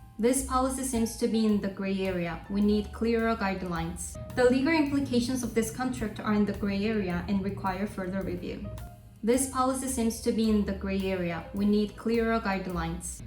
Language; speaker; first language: English; non-native, fluent; Korean